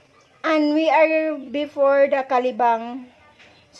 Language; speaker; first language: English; non-native, learner; Cebuano